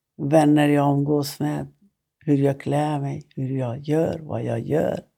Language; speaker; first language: Swedish; non-native, fluent; Persian